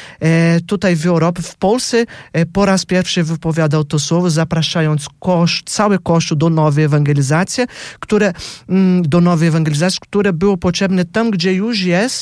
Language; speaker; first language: Polish; non-native, fluent; Portuguese